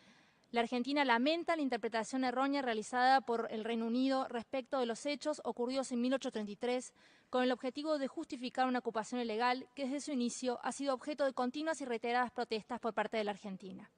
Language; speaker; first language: Spanish; native; Spanish